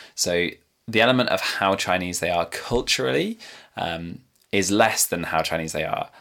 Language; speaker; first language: English; native; English